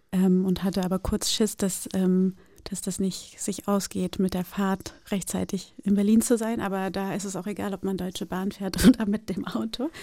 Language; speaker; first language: German; early bilingual, other home language; Portuguese